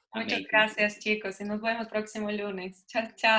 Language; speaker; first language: Spanish; non-native, learner; Russian